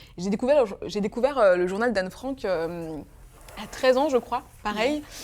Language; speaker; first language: French; early bilingual, other home language; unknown